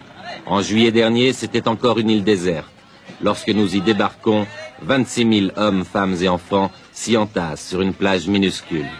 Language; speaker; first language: French; native; French